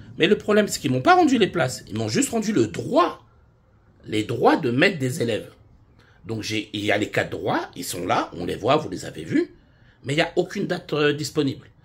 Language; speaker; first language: French; native; French